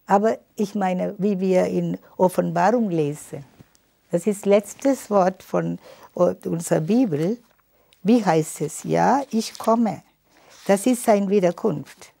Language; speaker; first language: German; non-native, fluent; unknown